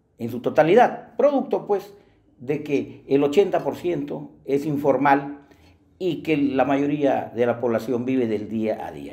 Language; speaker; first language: Spanish; native; Spanish